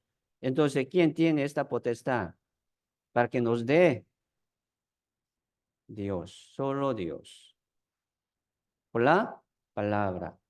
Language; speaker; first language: Spanish; non-native, fluent; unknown